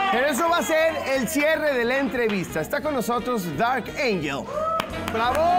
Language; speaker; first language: Spanish; native; Spanish